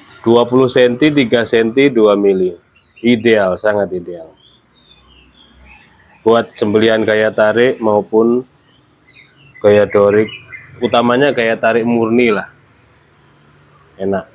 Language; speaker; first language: Indonesian; native; Indonesian